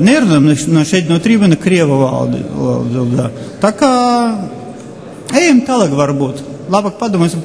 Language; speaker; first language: Latvian; non-native, local second language; Russian